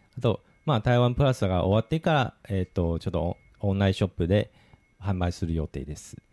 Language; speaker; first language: Japanese; non-native, fluent; Chinese